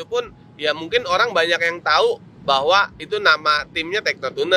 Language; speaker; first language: Indonesian; native; Indonesian